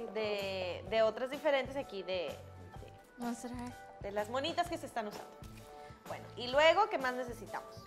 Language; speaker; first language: Spanish; native; Spanish